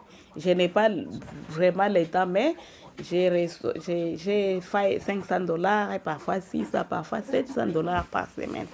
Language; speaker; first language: French; non-native, local second language; Swahili